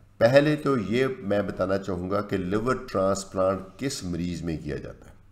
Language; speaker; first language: Urdu; native; Urdu